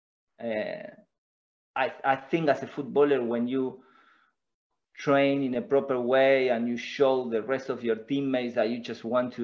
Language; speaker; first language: English; non-native, fluent; Spanish